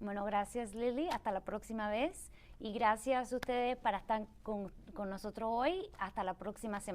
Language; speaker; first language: Spanish; early bilingual, other home language; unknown